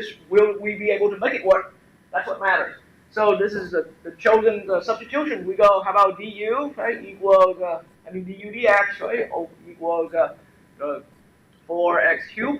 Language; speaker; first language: English; non-native, fluent; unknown